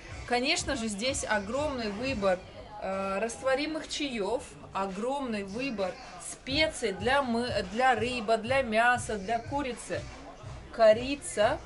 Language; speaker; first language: Russian; native; Russian